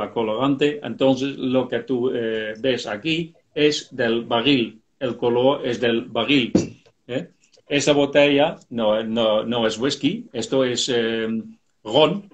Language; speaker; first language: Spanish; non-native, fluent; Dutch